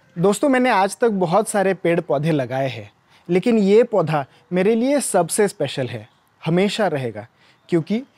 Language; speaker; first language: Hindi; non-native, local second language; Marathi